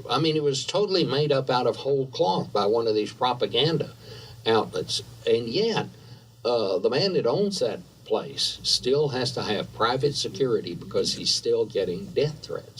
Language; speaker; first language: English; native; English